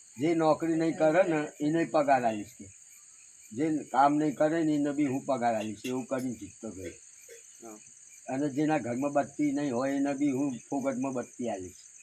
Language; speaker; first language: Gujarati; native; Gujarati